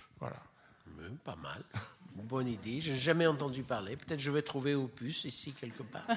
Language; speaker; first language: French; non-native, fluent; Russian